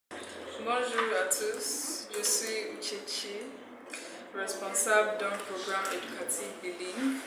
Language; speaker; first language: French; non-native, fluent; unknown